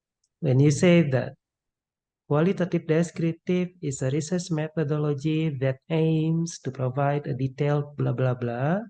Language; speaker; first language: English; non-native, local second language; Indonesian